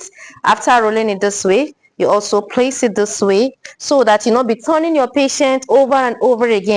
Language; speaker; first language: English; non-native, local second language; Igbo